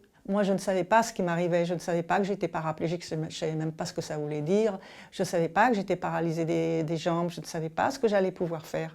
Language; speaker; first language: French; native; French